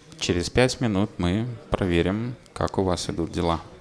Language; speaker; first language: Russian; native; Russian